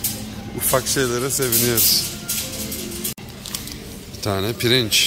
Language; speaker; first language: Turkish; native; Turkish